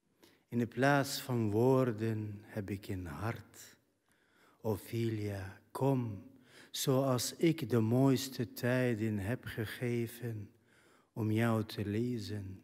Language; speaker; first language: Dutch; non-native, fluent; Arabic